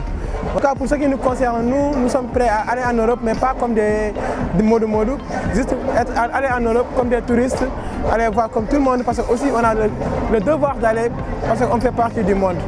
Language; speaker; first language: French; non-native, local second language; Wolof